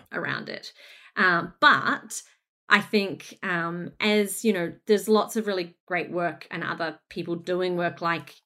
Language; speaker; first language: English; native; English